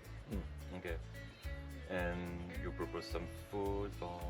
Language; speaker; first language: English; non-native, learner; French